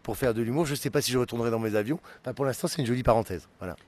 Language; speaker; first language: French; native; French